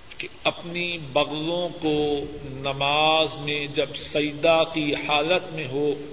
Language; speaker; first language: Urdu; non-native, local second language; Punjabi